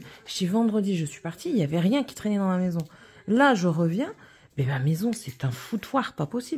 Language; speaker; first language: French; native; French